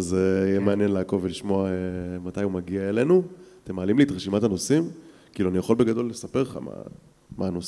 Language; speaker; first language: Hebrew; native; Hebrew